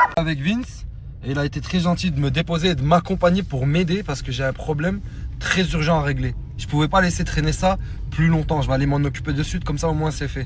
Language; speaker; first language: French; native; French